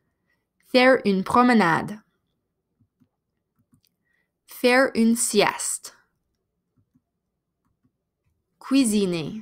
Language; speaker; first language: French; non-native, fluent; English